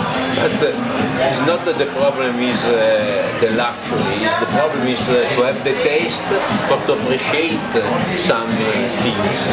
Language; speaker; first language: English; non-native, learner; Italian